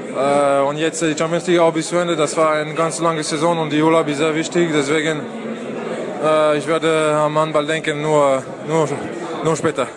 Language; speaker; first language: German; non-native, fluent; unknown